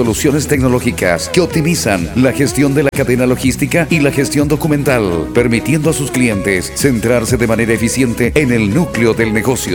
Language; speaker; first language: Spanish; native; Spanish